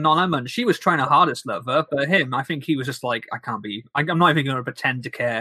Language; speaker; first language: English; native; English